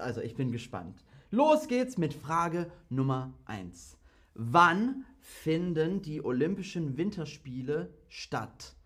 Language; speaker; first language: German; non-native, fluent; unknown